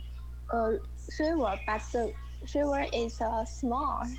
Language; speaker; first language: English; non-native, learner; Chinese